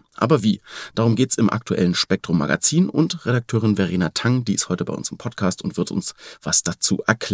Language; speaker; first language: German; native; German